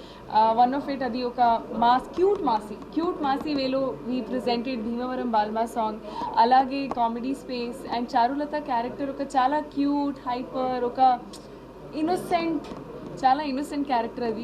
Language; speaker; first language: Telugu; non-native, learner; Hindi